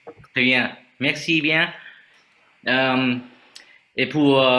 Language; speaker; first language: French; non-native, fluent; Vietnamese